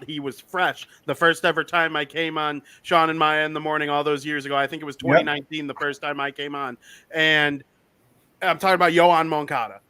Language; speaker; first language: English; native; English